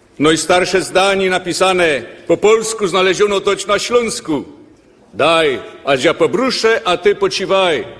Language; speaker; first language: Polish; native; Polish